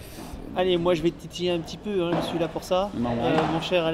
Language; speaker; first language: French; native; French